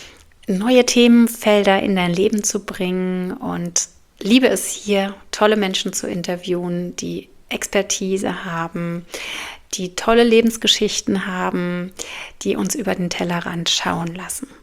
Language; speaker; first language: German; native; German